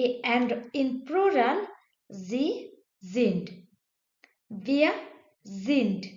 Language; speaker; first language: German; non-native, learner; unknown